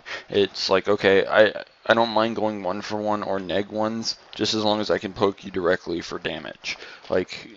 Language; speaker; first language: English; native; English